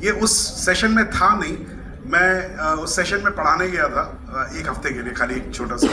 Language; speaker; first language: Hindi; native; Hindi